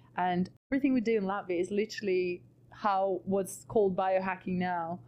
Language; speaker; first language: English; non-native, fluent; Latvian